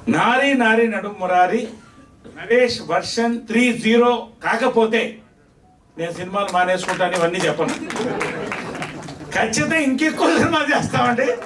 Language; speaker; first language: Telugu; native; Telugu